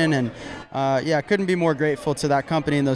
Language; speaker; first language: English; native; English